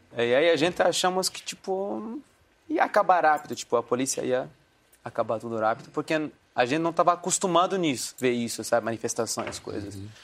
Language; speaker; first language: Portuguese; non-native, fluent; Arabic